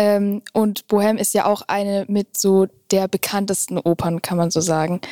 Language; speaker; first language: German; native; German